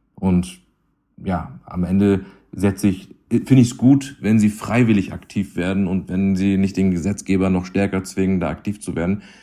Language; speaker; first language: German; native; German